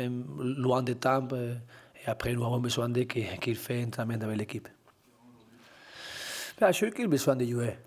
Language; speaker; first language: French; non-native, learner; Spanish